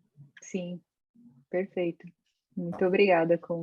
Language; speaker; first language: Portuguese; native; Portuguese